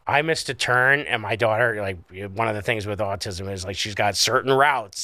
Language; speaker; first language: English; native; English